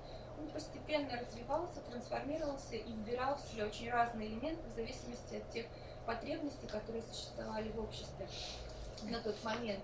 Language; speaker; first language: Russian; native; Russian